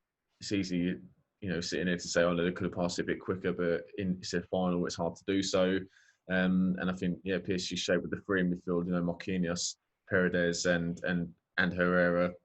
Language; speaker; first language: English; native; English